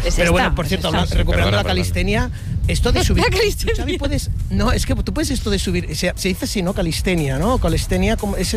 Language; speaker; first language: Spanish; native; Spanish